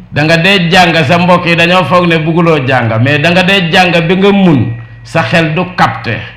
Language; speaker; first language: Wolof; non-native, local second language; Jola-Fonyi